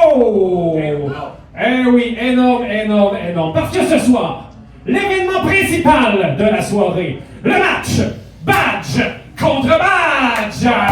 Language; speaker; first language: French; native; French